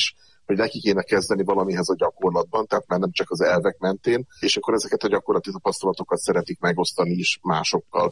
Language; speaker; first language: Hungarian; native; Hungarian